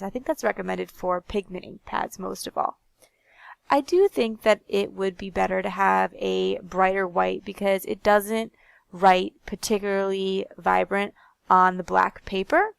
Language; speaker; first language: English; native; English